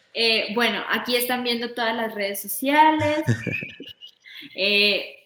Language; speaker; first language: Spanish; native; Spanish